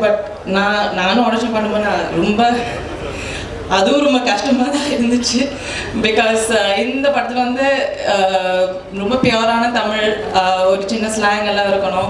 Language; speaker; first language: Tamil; non-native, local second language; Malayalam